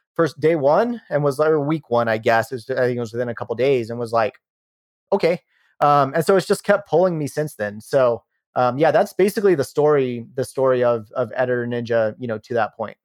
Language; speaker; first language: English; native; English